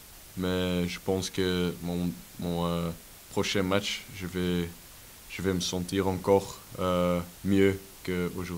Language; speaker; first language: French; non-native, local second language; Dutch